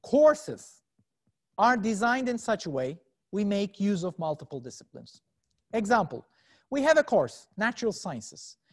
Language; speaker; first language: English; non-native, fluent; Turkish